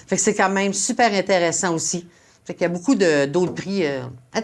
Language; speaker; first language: French; native; French